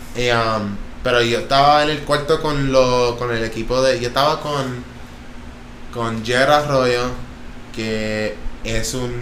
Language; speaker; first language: Spanish; early bilingual, heritage; Spanish